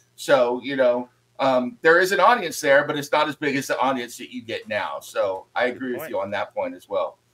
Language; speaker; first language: English; native; English